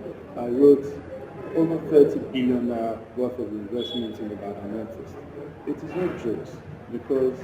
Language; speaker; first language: English; non-native, local second language; Yoruba